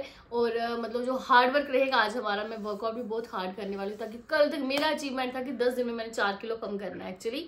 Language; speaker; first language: Hindi; native; Hindi